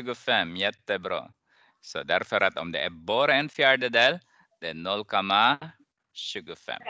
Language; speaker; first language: Swedish; non-native, fluent; Arabic